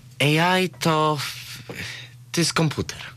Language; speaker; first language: Polish; early bilingual, heritage; Polish